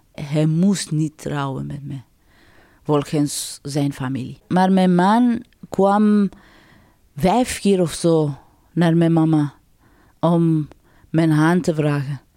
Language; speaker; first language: Dutch; non-native, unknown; Persian